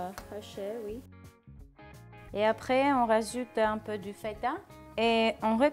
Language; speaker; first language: French; non-native, learner; Greek